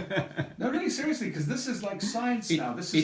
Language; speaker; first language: English; native; English